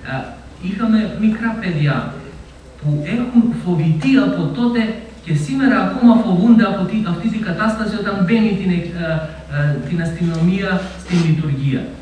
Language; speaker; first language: Greek; non-native, fluent; Macedonian